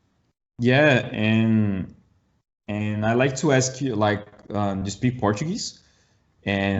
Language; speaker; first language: English; non-native, learner; Portuguese